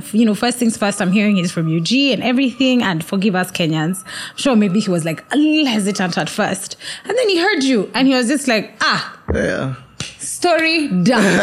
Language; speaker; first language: English; non-native, local second language; Swahili